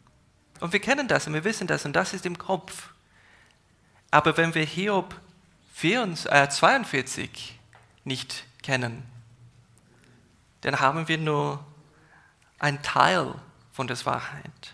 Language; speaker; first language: German; non-native, fluent; English